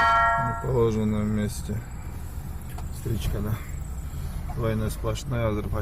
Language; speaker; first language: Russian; non-native, local second language; Kyrgyz